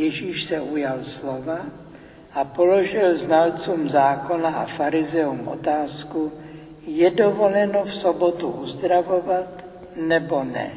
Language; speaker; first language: Czech; native; Czech